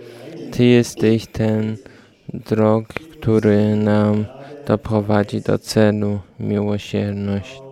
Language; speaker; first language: Polish; non-native, learner; German